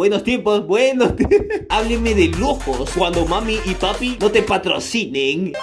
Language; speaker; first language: Spanish; native; Spanish